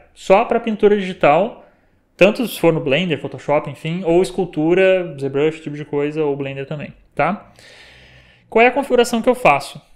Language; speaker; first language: Portuguese; native; Portuguese